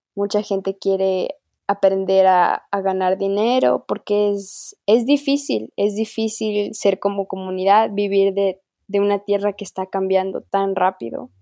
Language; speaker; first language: Spanish; non-native, local second language; Quechua